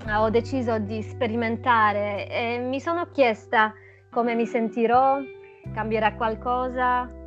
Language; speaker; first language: Italian; non-native, fluent; Polish